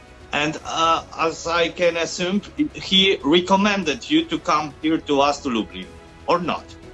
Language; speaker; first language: English; non-native, fluent; Polish